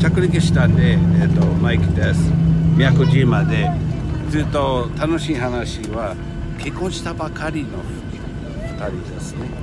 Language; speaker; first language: Japanese; non-native, fluent; English